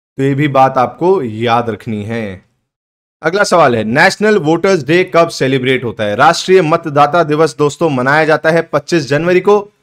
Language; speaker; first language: Hindi; native; Hindi